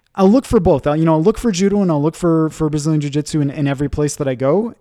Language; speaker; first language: English; native; English